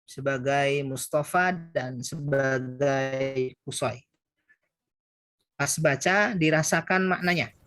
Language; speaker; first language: Indonesian; native; Indonesian